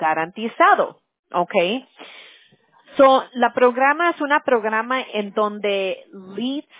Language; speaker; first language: Spanish; early bilingual, heritage; Spanish